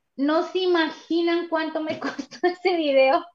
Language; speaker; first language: Spanish; native; Spanish